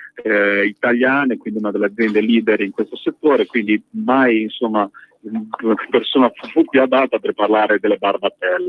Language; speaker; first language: Italian; native; Italian